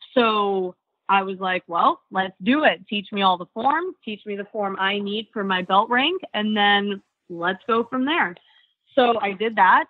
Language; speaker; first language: English; native; English